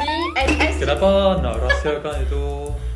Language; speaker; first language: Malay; non-native, local second language; Chinese